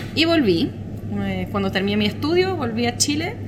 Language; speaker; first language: Spanish; non-native, fluent; French